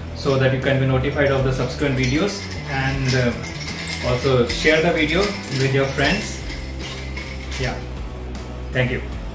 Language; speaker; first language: English; non-native, local second language; Hindi